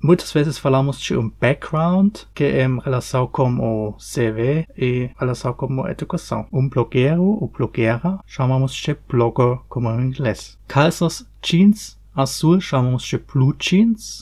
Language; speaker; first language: Portuguese; non-native, learner; German